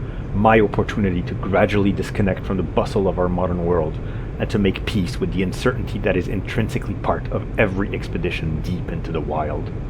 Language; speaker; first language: English; non-native, local second language; French